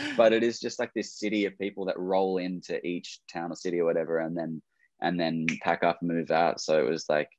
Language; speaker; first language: English; native; English